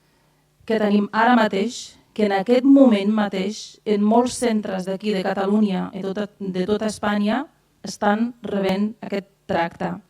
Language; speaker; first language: Catalan; non-native, fluent; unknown